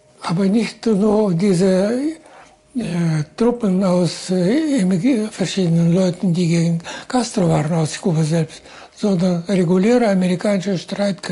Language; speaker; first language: German; non-native, fluent; Russian